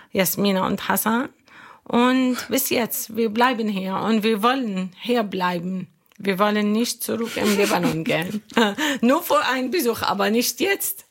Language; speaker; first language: German; non-native, learner; Arabic